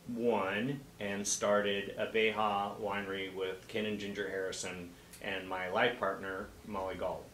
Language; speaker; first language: English; native; English